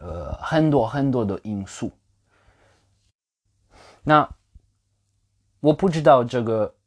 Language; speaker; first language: Chinese; non-native, fluent; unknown